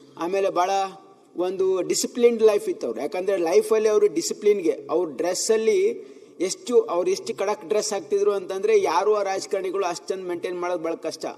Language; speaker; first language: Kannada; native; Kannada